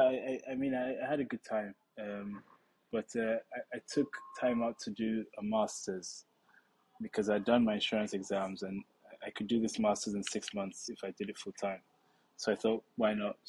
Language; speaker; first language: English; non-native, local second language; Yoruba